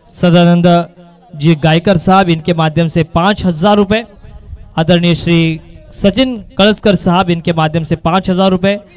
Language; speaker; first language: Hindi; non-native, local second language; Marathi